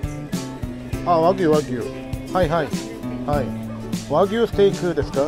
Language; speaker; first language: Japanese; non-native, learner; Korean